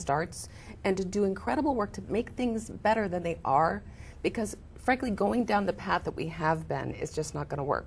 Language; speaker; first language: English; native; English